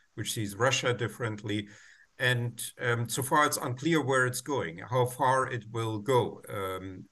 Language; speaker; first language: English; non-native, fluent; German